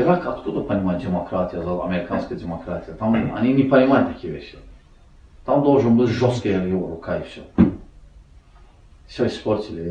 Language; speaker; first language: Russian; non-native, learner; Azerbaijani